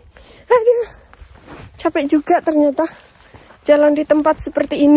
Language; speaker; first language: Indonesian; native; Indonesian